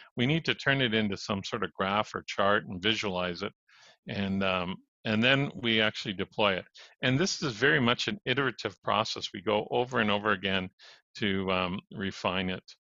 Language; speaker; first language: English; native; English